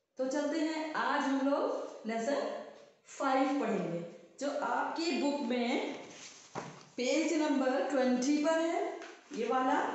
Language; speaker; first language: Hindi; native; Hindi